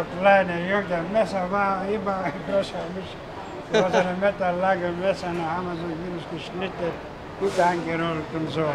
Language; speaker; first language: German; non-native, learner; Greek